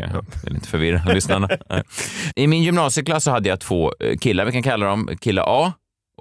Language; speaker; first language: Swedish; native; Swedish